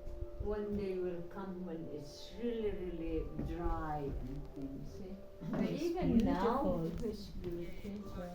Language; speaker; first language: English; non-native, local second language; Filipino